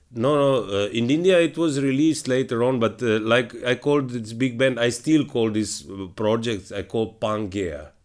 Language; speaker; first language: English; non-native, fluent; Slovenian